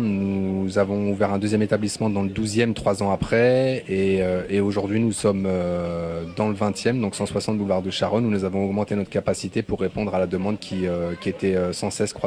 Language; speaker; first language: French; native; French